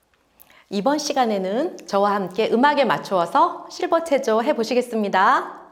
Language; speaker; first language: Korean; native; Korean